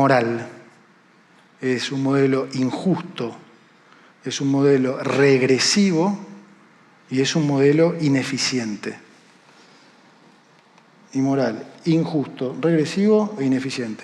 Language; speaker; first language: Spanish; native; Spanish